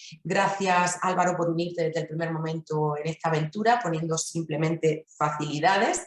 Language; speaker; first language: Spanish; native; Spanish